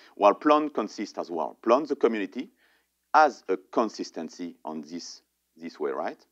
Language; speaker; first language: English; non-native, fluent; French